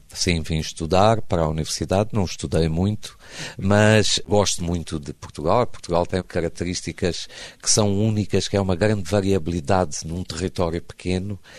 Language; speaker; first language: Portuguese; native; Portuguese